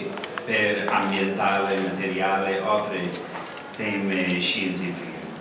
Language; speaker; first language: Italian; non-native, learner; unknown